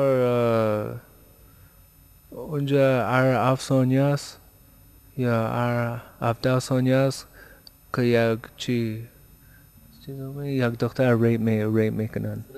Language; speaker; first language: Persian; early bilingual, heritage; Persian